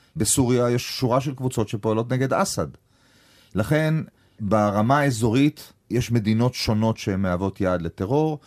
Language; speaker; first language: Hebrew; native; Hebrew